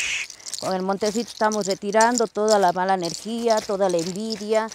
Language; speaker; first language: Spanish; native; Spanish